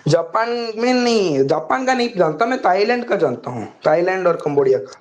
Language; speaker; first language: Hindi; non-native, local second language; Tamil